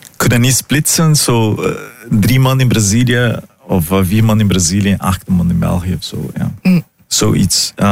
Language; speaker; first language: Dutch; non-native, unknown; Portuguese